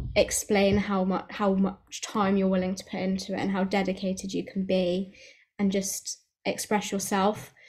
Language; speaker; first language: English; native; English